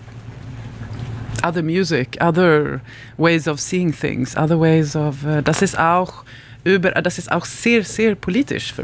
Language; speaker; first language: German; non-native, learner; Swedish